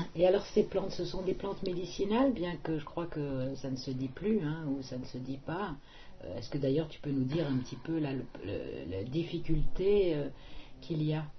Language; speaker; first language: French; native; French